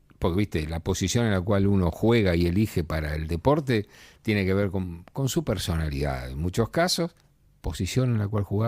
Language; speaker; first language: Spanish; native; Spanish